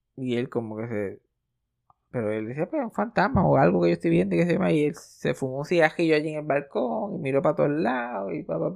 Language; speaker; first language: Spanish; native; Spanish